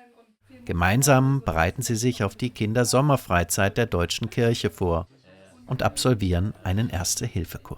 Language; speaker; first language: German; native; German